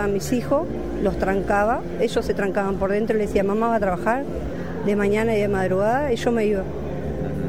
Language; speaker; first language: Spanish; native; Spanish